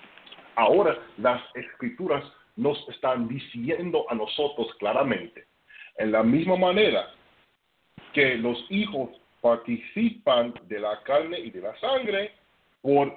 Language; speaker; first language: Spanish; non-native, fluent; English